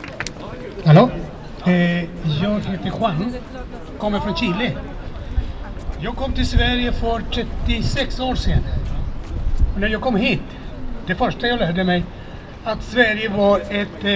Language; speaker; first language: Swedish; non-native, fluent; Spanish